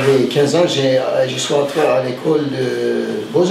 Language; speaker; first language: French; non-native, fluent; Turkish